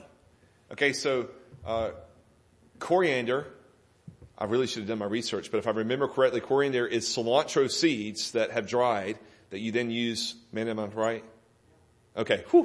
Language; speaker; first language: English; native; English